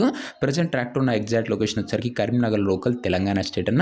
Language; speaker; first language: Telugu; native; Telugu